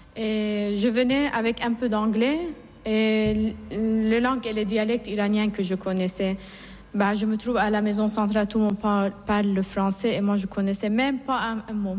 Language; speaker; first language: French; non-native, fluent; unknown